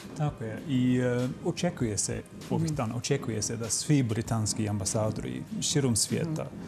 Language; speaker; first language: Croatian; non-native, fluent; English